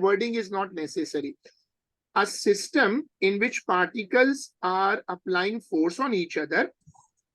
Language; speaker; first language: English; non-native, local second language; Urdu